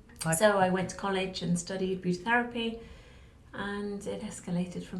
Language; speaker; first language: English; native; English